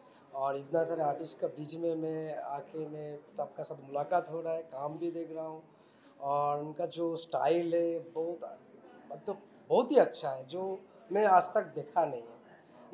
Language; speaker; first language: Hindi; non-native, local second language; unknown